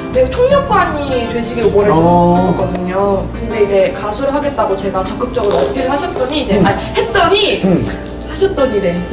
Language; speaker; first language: Korean; early bilingual, heritage; Korean